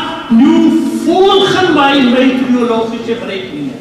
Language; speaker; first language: Dutch; non-native, fluent; Urdu